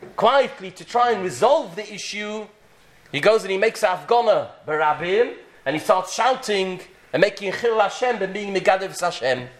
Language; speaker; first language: English; native; English